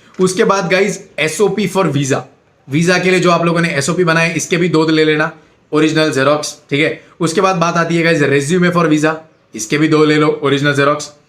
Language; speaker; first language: Hindi; non-native, local second language; Gujarati